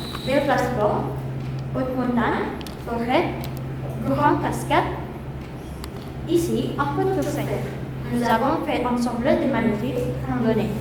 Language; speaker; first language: French; non-native, learner; Indonesian